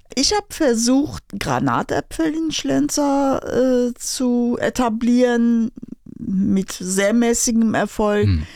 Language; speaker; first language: German; non-native, fluent; Persian